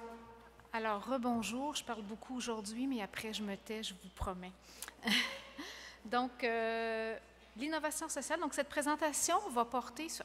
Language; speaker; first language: French; native; French